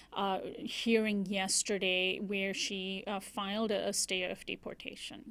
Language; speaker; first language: English; native; English